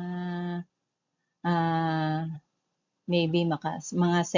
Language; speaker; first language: Filipino; native; Filipino